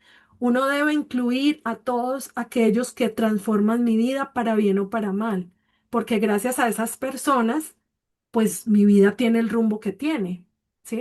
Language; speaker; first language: Spanish; native; Spanish